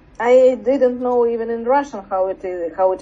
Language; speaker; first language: English; non-native, learner; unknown